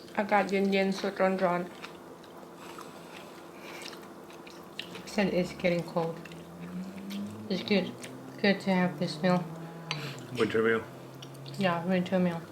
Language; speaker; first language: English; non-native, fluent; Thai